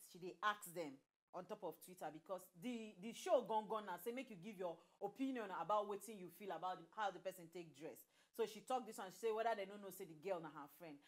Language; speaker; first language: Nigerian Pidgin; native; Nigerian Pidgin